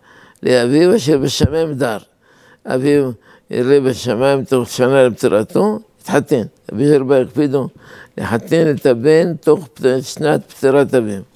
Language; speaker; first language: Hebrew; non-native, fluent; Arabic